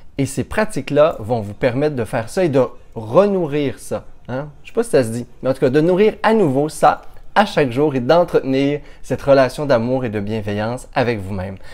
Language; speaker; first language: French; native; French